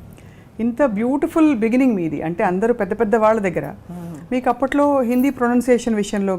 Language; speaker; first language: Telugu; native; Telugu